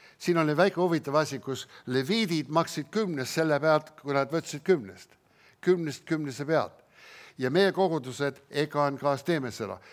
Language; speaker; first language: Estonian; early bilingual, heritage; Estonian